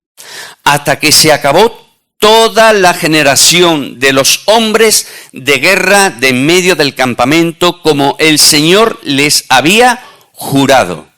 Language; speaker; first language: Spanish; native; Spanish